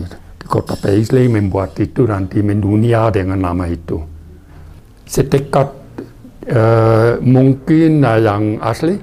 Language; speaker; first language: Indonesian; non-native, fluent; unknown